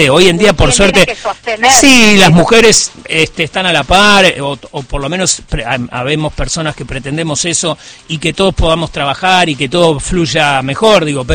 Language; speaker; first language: Spanish; native; Spanish